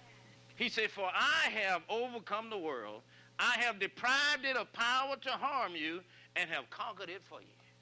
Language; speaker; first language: English; native; English